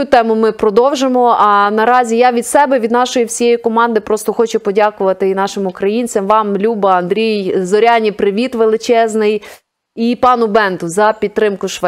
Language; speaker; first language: Ukrainian; native; Ukrainian